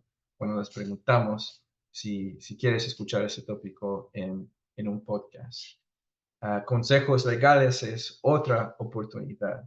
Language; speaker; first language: Spanish; early bilingual, heritage; Spanish